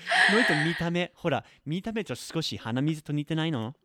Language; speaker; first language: Japanese; non-native, fluent; English